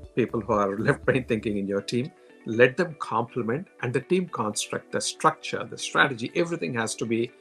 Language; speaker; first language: English; non-native, local second language; Telugu